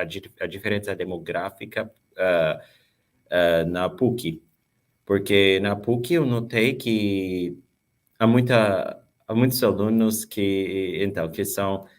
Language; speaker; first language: Portuguese; non-native, fluent; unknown